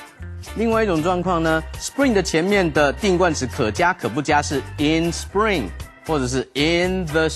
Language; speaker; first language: Chinese; native; Chinese